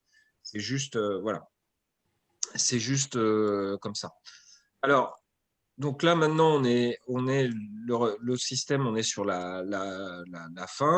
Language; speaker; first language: French; native; French